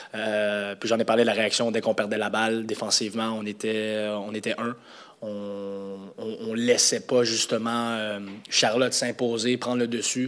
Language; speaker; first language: French; native; French